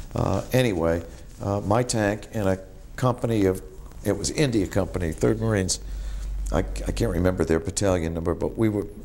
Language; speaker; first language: English; native; English